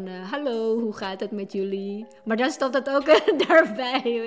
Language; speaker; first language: Dutch; non-native, fluent; Indonesian